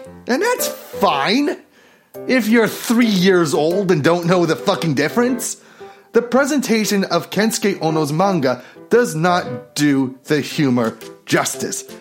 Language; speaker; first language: English; native; English